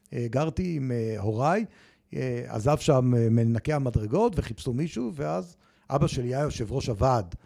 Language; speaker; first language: Hebrew; native; Hebrew